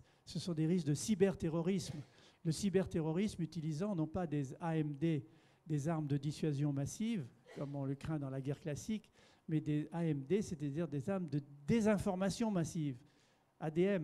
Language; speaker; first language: French; native; French